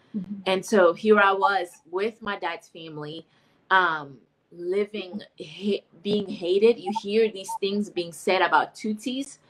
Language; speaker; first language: English; non-native, fluent; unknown